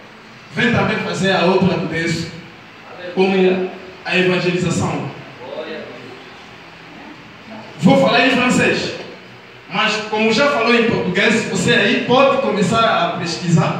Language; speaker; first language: Portuguese; non-native, learner; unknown